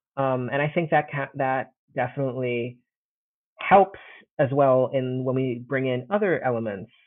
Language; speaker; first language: English; early bilingual, heritage; Italian